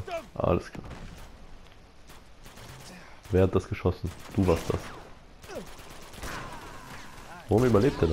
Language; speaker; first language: German; native; German